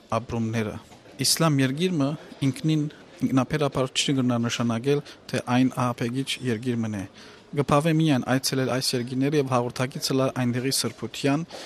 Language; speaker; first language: Armenian; native; Armenian